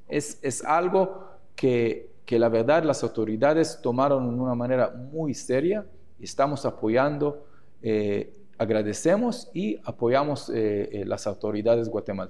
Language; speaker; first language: Spanish; non-native, fluent; Hebrew